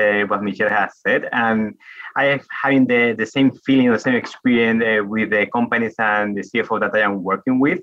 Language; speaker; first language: English; non-native, fluent; Spanish